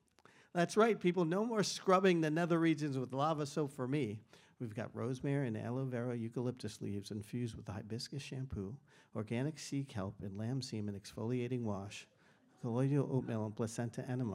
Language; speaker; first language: English; native; English